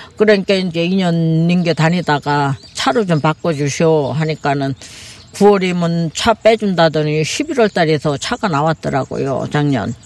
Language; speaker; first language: Korean; native; Korean